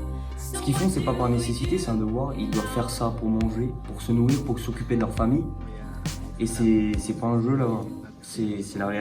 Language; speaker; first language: French; native; French